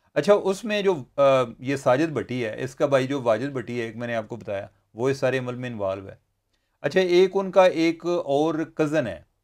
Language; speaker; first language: Urdu; non-native, local second language; Punjabi